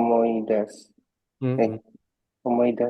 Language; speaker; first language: Japanese; non-native, learner; Indonesian